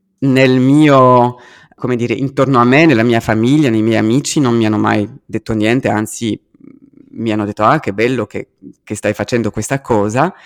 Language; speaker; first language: Italian; early bilingual, heritage; French